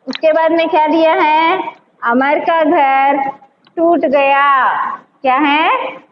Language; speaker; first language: Hindi; non-native, local second language; Telugu